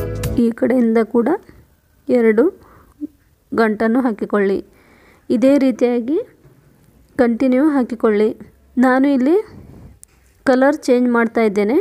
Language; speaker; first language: Kannada; native; Kannada